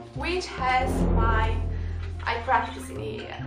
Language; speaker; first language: English; non-native, fluent; Polish